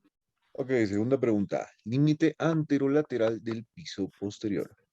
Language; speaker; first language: Spanish; native; Spanish